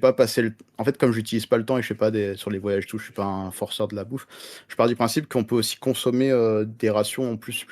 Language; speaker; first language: French; native; French